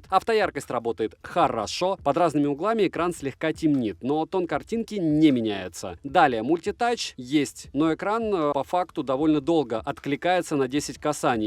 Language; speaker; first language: Russian; native; Russian